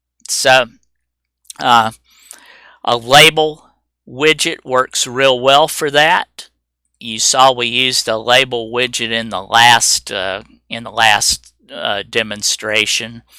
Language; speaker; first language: English; native; English